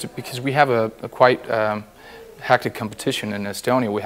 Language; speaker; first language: English; non-native, fluent; Estonian